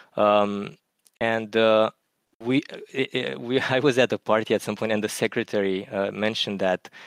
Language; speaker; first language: English; non-native, fluent; Romanian